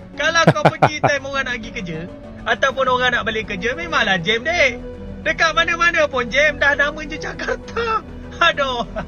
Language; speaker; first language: Malay; native; Malay